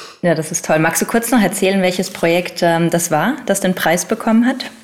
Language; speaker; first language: German; native; German